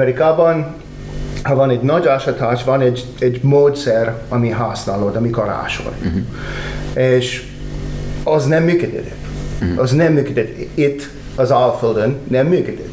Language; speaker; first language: Hungarian; non-native, learner; English